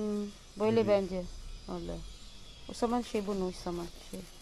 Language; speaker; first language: Turkish; non-native, learner; Filipino